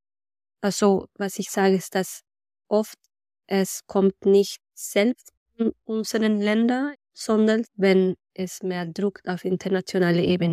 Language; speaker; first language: German; non-native, fluent; Spanish